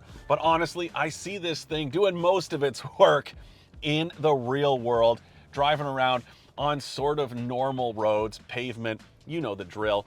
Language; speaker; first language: English; native; English